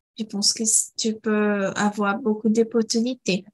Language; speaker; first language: French; non-native, learner; Portuguese